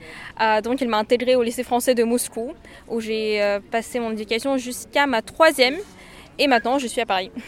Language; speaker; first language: French; non-native, fluent; Russian